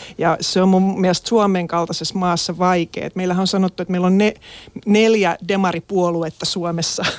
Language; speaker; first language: Finnish; native; Finnish